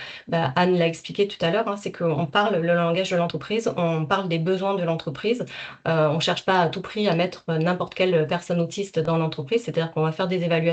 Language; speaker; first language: French; native; French